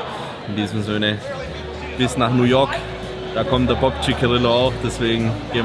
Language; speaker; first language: German; native; German